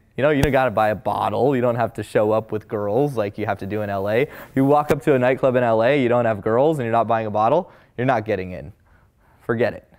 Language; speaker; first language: English; native; English